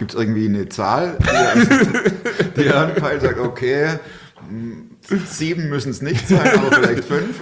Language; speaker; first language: German; native; German